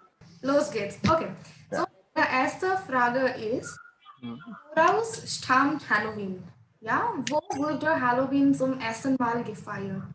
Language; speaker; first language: German; non-native, learner; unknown